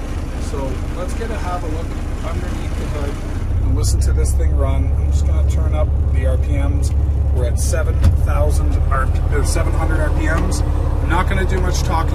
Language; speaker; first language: English; native; English